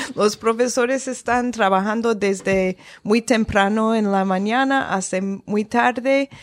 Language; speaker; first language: Spanish; non-native, fluent; English